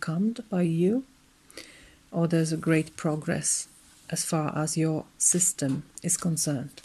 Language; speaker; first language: English; non-native, fluent; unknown